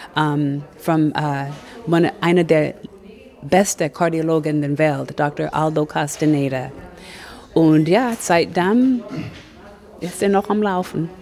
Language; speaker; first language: German; non-native, fluent; English